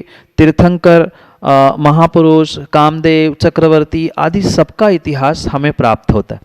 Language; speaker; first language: Hindi; native; Hindi